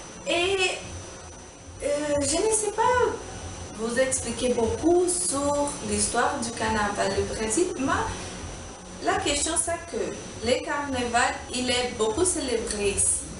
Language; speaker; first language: French; non-native, learner; Portuguese